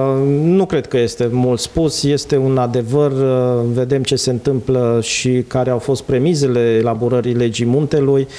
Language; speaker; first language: Romanian; native; Romanian